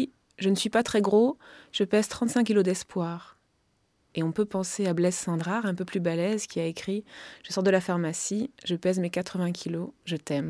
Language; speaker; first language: French; native; French